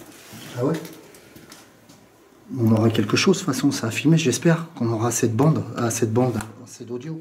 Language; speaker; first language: French; native; French